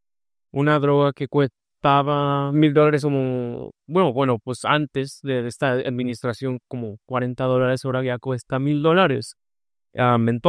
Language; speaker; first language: Spanish; early bilingual, heritage; Spanish